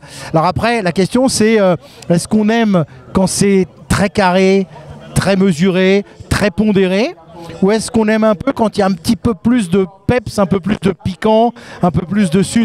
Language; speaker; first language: French; native; French